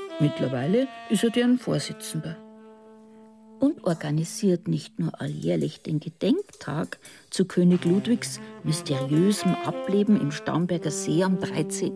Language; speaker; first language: German; native; German